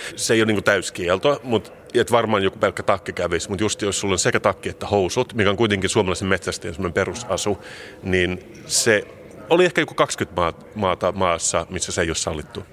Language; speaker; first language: Finnish; non-native, local second language; Swedish